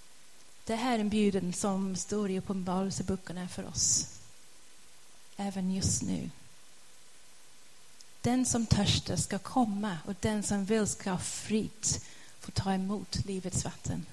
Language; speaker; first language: Swedish; non-native, fluent; English